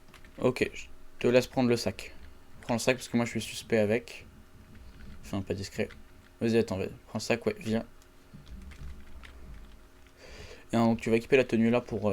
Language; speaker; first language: French; native; French